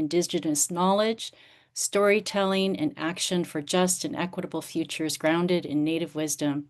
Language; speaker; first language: English; native; English